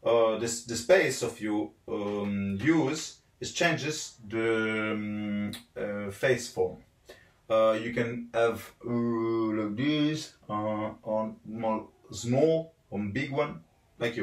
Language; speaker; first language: English; non-native, learner; Italian